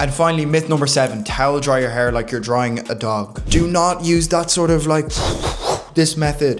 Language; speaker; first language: English; native; English